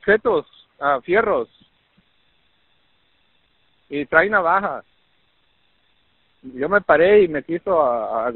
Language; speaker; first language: Spanish; native; Spanish